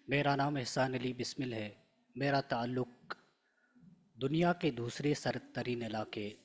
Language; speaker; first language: Hindi; non-native, local second language; Shina